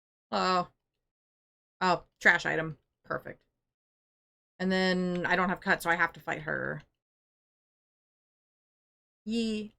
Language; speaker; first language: English; native; English